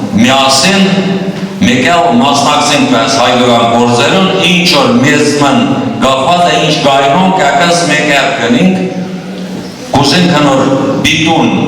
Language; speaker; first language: Armenian; early bilingual, heritage; Armenian